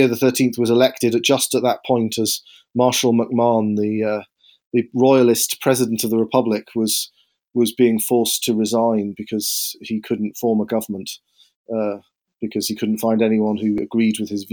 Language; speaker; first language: English; native; English